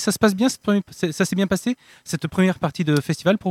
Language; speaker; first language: French; native; French